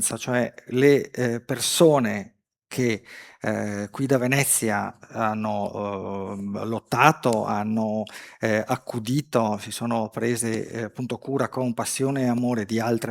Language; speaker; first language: Italian; native; Italian